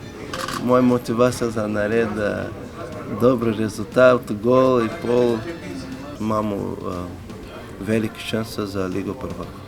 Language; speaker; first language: Slovenian; non-native, learner; Portuguese